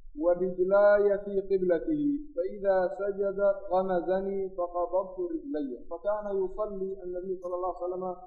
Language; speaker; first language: Arabic; non-native, local second language; Somali